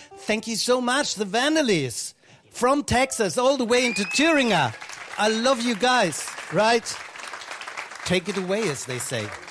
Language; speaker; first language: English; non-native, fluent; German